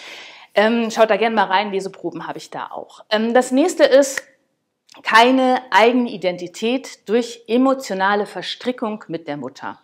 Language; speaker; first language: German; native; German